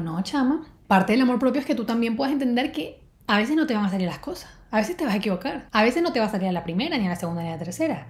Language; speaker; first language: Spanish; native; Spanish